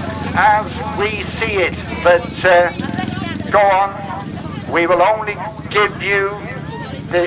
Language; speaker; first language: English; native; English